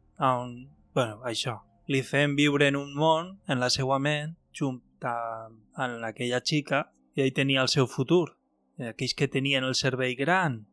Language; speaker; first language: Catalan; native; Catalan